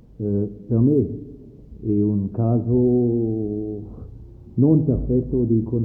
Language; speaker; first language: Italian; non-native, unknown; German